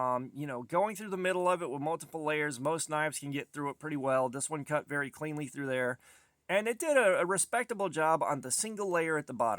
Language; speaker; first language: English; native; English